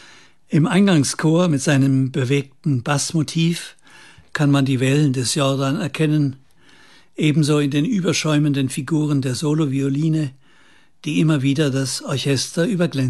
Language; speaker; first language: German; native; German